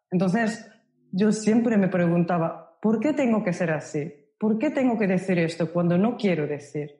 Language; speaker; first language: Spanish; non-native, fluent; Japanese